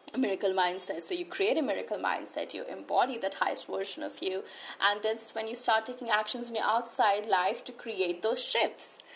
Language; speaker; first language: English; non-native, local second language; Hindi